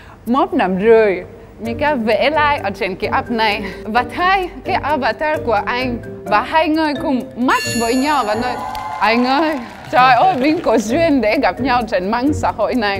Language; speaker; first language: Vietnamese; non-native, fluent; French